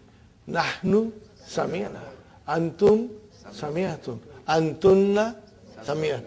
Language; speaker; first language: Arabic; non-native, fluent; Urdu